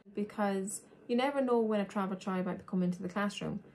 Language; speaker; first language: English; native; English